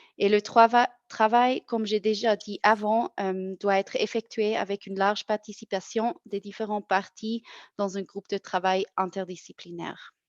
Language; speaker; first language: French; non-native, local second language; German